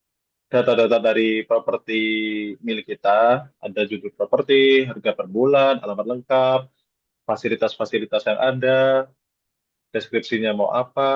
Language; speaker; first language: Indonesian; native; Indonesian